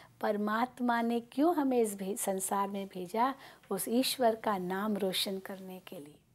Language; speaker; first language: Hindi; native; Hindi